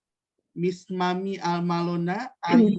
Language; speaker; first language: English; non-native, fluent; Indonesian